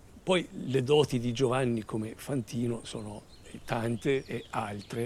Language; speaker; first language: Italian; native; Italian